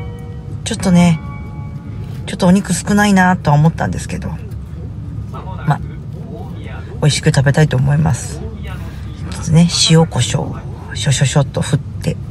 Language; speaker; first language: Japanese; native; Japanese